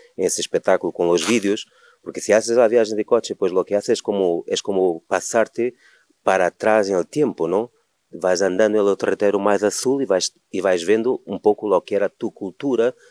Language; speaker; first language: Spanish; non-native, fluent; Portuguese